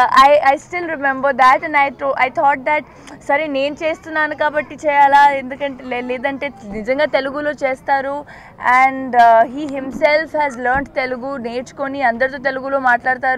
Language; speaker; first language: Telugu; non-native, learner; Punjabi